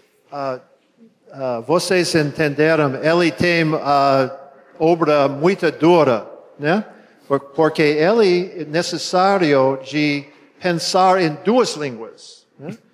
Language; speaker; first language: Portuguese; non-native, learner; English